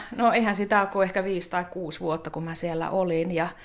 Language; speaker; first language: Finnish; native; Finnish